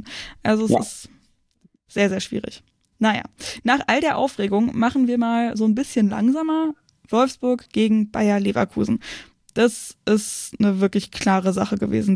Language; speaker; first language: German; native; German